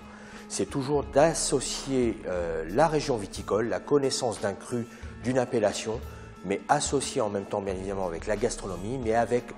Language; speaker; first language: French; native; French